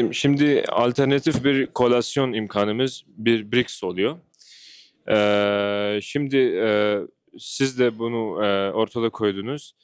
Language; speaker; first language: Turkish; non-native, fluent; Urdu